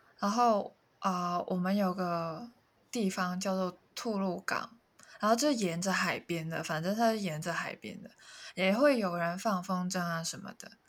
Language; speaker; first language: Chinese; non-native, local second language; Cantonese